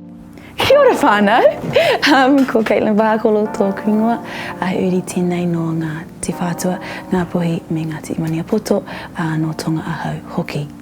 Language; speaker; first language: Māori; non-native, local second language; English